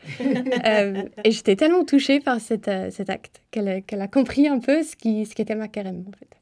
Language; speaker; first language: French; non-native, fluent; English